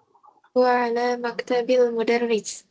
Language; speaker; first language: Arabic; non-native, learner; Indonesian